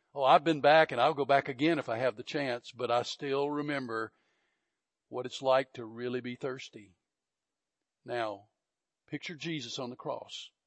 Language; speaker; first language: English; native; English